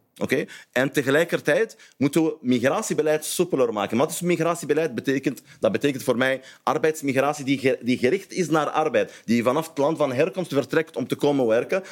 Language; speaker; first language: Dutch; non-native, fluent; Arabic